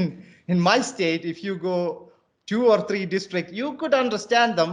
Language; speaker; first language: English; non-native, local second language; Malayalam